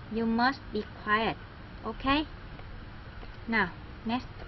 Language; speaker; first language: English; non-native, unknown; Vietnamese